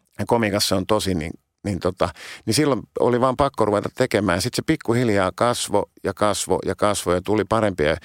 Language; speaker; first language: Finnish; native; Finnish